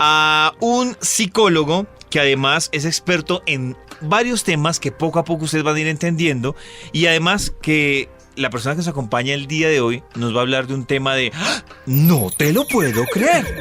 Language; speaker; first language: Spanish; native; Spanish